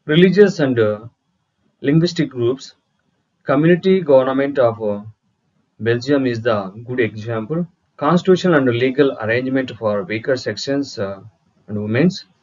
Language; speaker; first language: English; non-native, local second language; Telugu